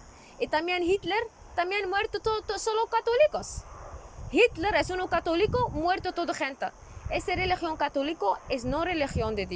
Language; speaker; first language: Spanish; non-native, learner; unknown